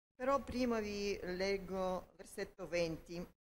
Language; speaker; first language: Italian; non-native, learner; Ukrainian